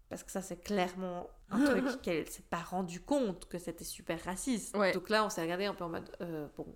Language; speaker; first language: French; native; French